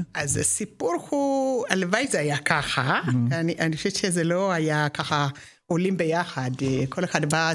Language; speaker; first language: Hebrew; non-native, fluent; Amharic